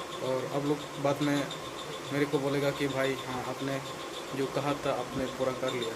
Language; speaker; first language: Hindi; non-native, local second language; Santali